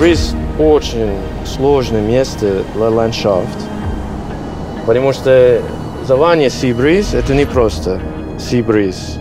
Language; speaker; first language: Russian; non-native, fluent; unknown